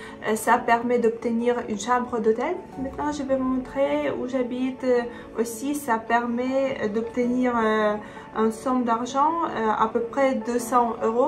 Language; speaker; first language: French; non-native, fluent; Russian